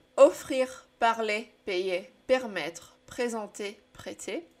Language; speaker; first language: French; non-native, fluent; Czech